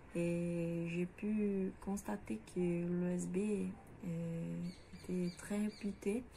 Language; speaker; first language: French; non-native, fluent; Portuguese